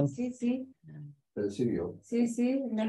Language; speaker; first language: Spanish; non-native, learner; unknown